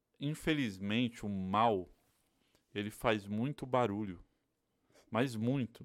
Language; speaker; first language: Portuguese; native; Portuguese